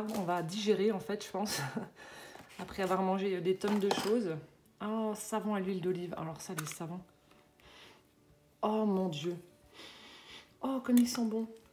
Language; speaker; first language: French; native; French